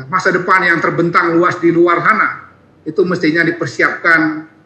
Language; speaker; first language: Indonesian; native; Indonesian